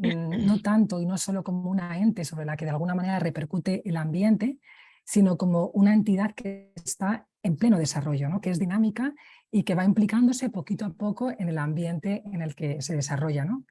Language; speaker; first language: Spanish; native; Spanish